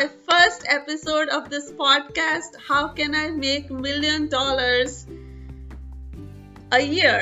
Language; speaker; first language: English; non-native, local second language; Hindi